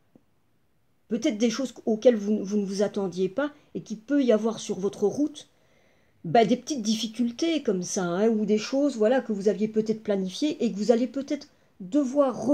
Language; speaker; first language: French; native; French